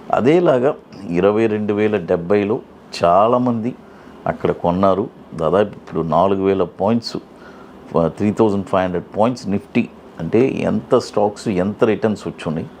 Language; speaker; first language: Telugu; native; Telugu